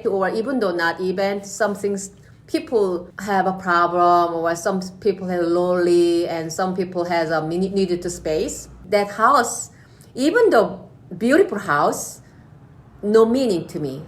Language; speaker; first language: English; non-native, learner; Korean